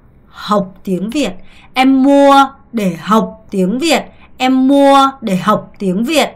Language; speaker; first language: Vietnamese; non-native, fluent; Korean